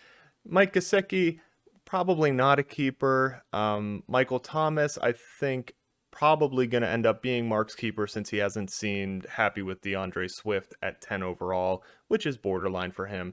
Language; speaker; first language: English; native; English